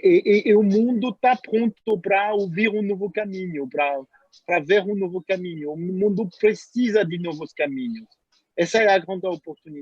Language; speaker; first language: Portuguese; non-native, fluent; French